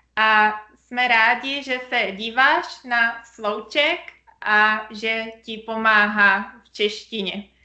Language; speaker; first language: Czech; native; Czech